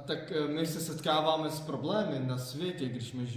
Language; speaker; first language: Czech; non-native, fluent; Korean